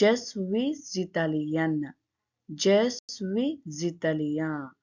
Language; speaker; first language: French; non-native, learner; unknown